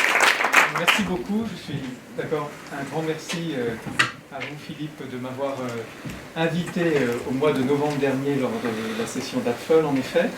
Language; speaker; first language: French; native; French